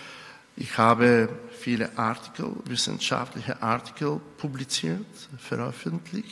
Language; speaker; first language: German; non-native, fluent; Bulgarian